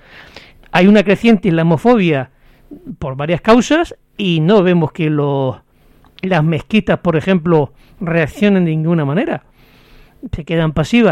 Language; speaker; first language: Spanish; native; Spanish